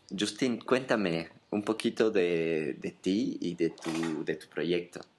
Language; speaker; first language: Spanish; native; Spanish